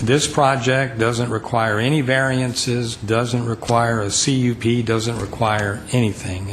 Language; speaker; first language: English; native; English